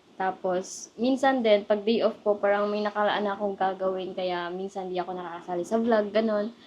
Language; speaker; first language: Filipino; native; Filipino